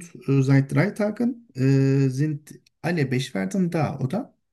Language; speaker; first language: German; non-native, learner; Turkish